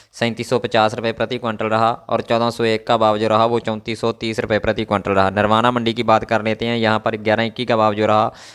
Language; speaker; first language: Hindi; non-native, local second language; Punjabi